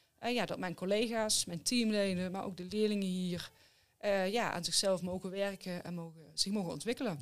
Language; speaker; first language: Dutch; native; Dutch